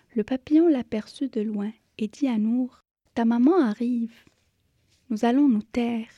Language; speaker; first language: French; native; French